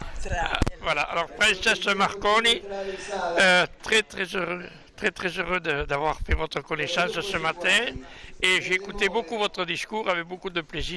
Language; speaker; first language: French; native; French